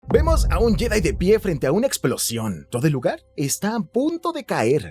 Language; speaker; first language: Spanish; native; Spanish